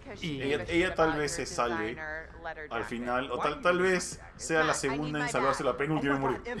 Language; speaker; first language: Spanish; native; Spanish